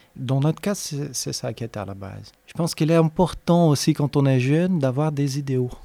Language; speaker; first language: French; non-native, fluent; Portuguese